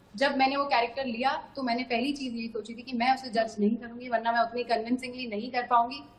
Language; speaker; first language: Hindi; native; Hindi